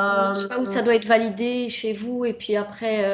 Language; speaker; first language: French; native; French